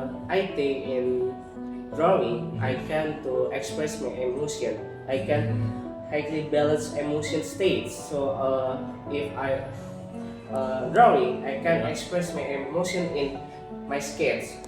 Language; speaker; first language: English; non-native, learner; Indonesian